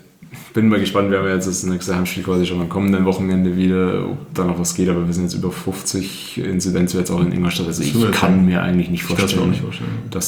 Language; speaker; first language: German; native; German